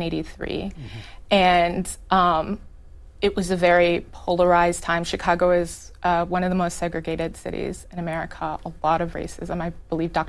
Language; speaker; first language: English; native; English